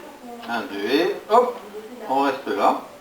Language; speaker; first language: French; native; French